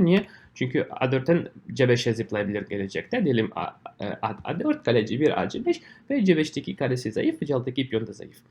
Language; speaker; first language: Turkish; non-native, fluent; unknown